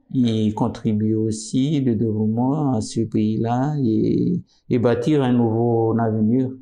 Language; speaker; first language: French; non-native, local second language; Malagasy